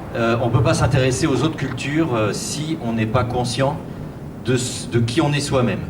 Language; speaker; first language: French; native; French